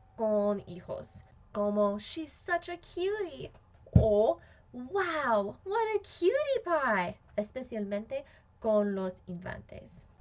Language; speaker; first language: Spanish; non-native, fluent; English